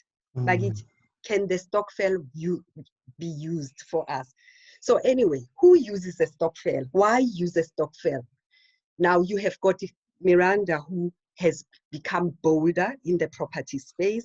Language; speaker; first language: English; non-native, local second language; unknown